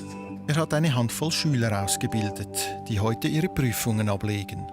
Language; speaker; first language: German; native; German